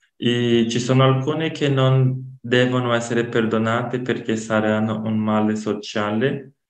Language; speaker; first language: Italian; non-native, learner; Portuguese